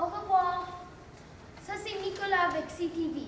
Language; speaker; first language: French; non-native, learner; English